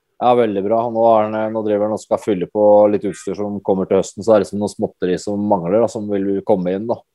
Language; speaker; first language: Norwegian; native; Norwegian